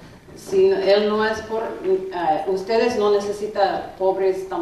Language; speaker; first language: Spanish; non-native, learner; English